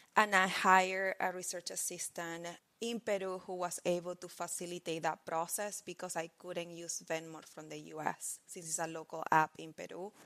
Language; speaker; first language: English; non-native, fluent; Spanish